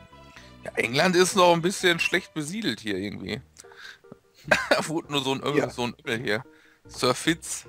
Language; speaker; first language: German; native; German